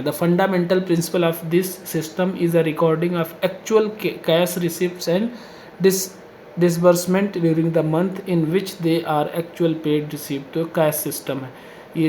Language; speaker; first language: Hindi; native; Hindi